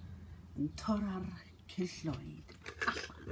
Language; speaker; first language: Welsh; non-native, learner; English